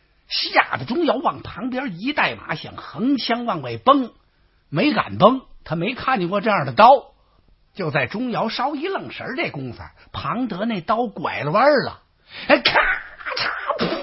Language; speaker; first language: Chinese; native; Chinese